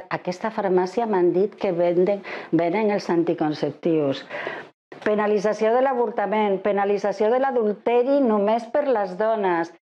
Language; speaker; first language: Catalan; non-native, fluent; Spanish